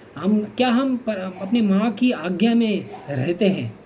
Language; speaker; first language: Hindi; non-native, local second language; Marathi